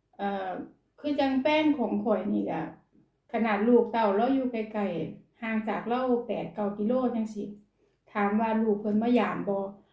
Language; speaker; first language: Thai; native; Thai